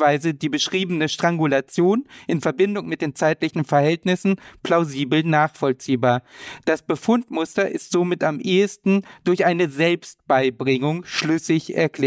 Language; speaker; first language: German; native; German